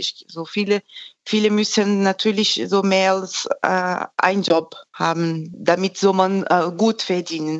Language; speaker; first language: German; non-native, fluent; Portuguese